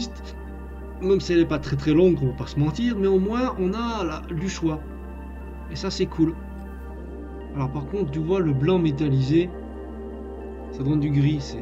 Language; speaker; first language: French; native; French